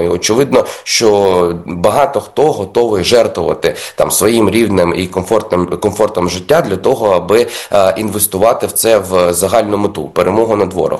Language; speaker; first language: Ukrainian; native; Ukrainian